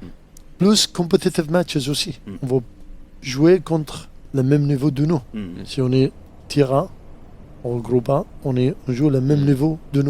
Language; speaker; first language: French; non-native, fluent; Arabic